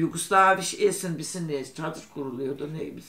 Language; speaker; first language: German; non-native, learner; Turkish